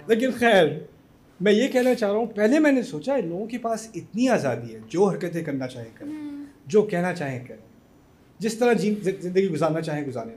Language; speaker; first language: Urdu; native; Urdu